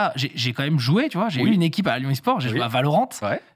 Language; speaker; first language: French; native; French